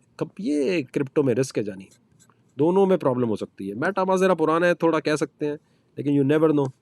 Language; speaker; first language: Urdu; native; Urdu